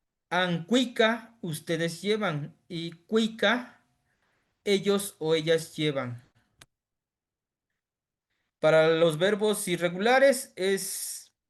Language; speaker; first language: Spanish; native; Spanish